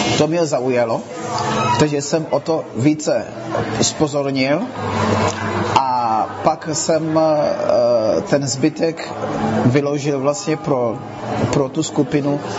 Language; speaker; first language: Czech; non-native, fluent; Akan